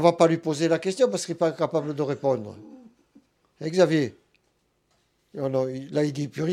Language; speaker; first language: French; native; French